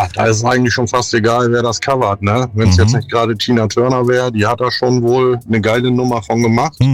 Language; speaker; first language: German; native; German